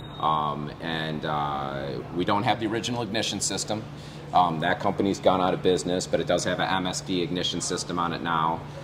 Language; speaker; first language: English; native; English